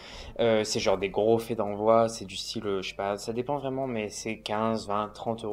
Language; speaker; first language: French; native; French